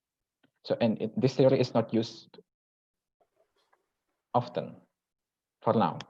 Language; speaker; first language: English; non-native, local second language; Indonesian